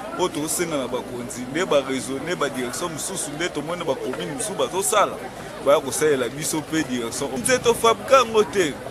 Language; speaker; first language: Lingala; native; Lingala